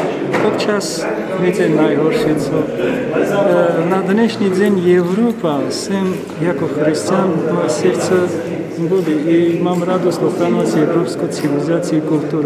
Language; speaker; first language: Czech; non-native, learner; Armenian